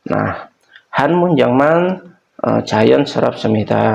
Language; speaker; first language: Korean; non-native, fluent; Indonesian